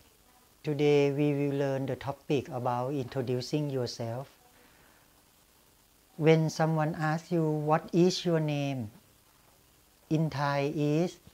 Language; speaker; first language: English; non-native, fluent; Thai